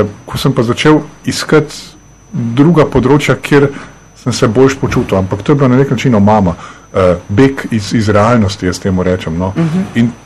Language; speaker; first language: Slovenian; native; Slovenian